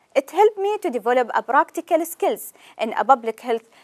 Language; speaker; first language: English; non-native, fluent; Arabic